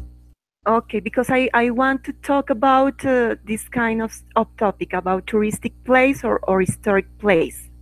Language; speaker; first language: English; non-native, learner; Spanish